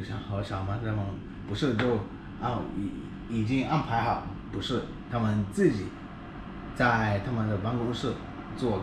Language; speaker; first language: Chinese; non-native, learner; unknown